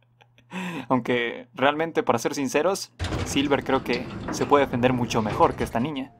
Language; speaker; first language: Spanish; native; Spanish